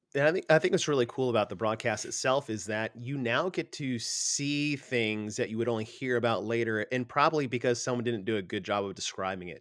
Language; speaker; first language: English; native; English